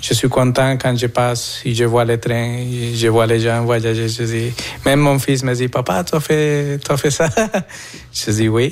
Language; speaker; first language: French; non-native, fluent; Spanish